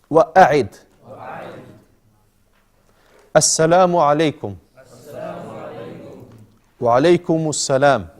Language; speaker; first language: Arabic; non-native, fluent; English